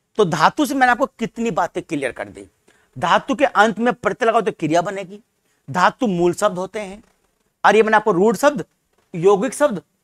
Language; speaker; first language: Hindi; native; Hindi